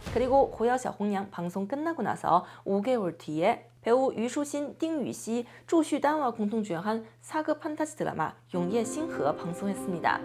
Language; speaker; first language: Korean; non-native, fluent; Chinese